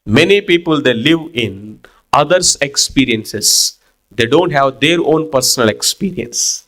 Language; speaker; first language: English; non-native, local second language; Telugu